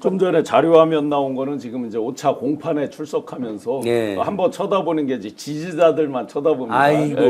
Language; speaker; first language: Korean; native; Korean